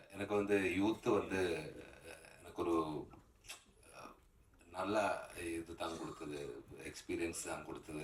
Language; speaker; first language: Tamil; non-native, learner; Malayalam